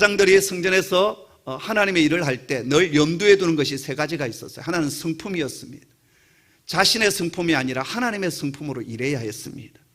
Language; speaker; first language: Korean; native; Korean